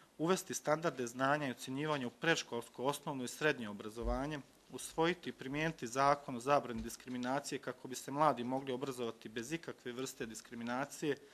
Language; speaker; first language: Bosnian; native; Bosnian